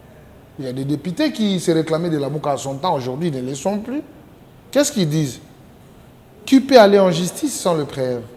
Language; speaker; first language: French; non-native, local second language; Lingala